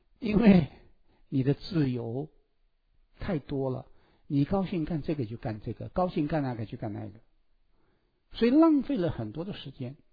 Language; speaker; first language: Chinese; native; Chinese